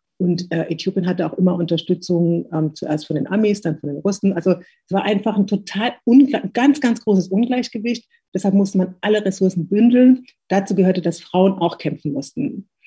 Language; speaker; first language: German; early bilingual, other home language; Tigrinya